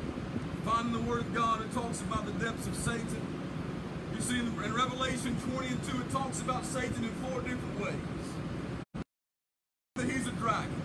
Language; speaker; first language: English; native; English